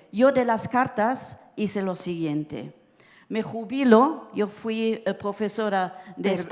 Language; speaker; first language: Spanish; early bilingual, heritage; Spanish